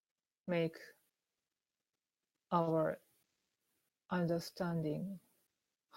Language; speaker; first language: English; non-native, learner; Japanese